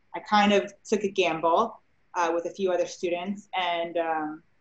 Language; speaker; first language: English; native; English